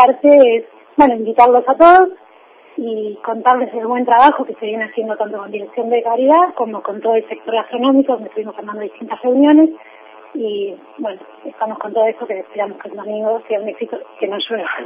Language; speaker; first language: Spanish; native; Spanish